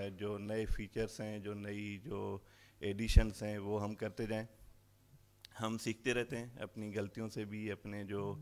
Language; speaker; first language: Urdu; non-native, local second language; Sindhi